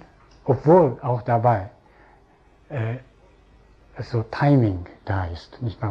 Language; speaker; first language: German; non-native, fluent; Japanese